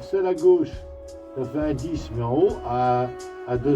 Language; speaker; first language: French; native; French